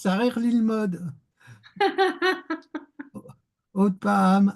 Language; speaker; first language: Hebrew; non-native, learner; French